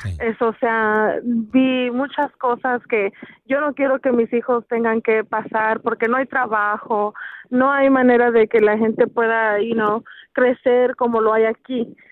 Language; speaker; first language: Spanish; early bilingual, heritage; Spanish